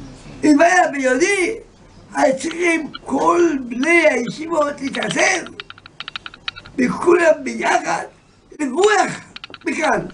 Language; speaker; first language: Hebrew; non-native, fluent; Yiddish